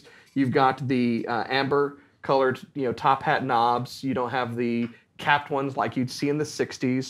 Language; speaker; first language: English; native; English